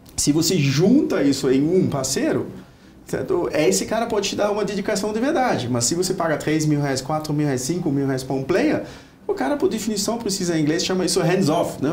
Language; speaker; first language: Portuguese; non-native, fluent; German